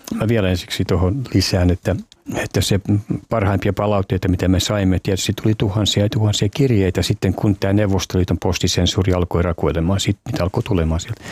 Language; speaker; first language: Finnish; early bilingual, heritage; Finnish